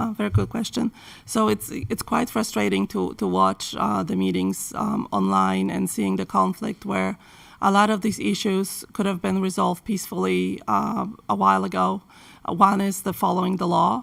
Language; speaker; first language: English; non-native, fluent; Polish